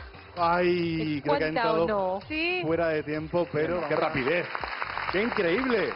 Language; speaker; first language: Spanish; non-native, fluent; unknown